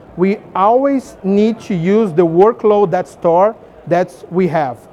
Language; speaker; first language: English; non-native, fluent; Portuguese